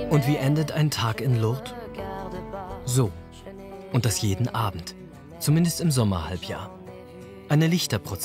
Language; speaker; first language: German; native; German